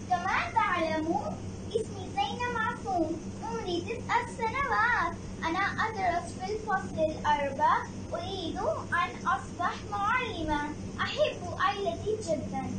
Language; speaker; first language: Arabic; non-native, learner; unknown